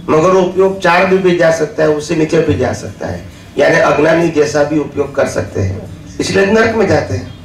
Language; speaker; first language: Hindi; non-native, local second language; Gujarati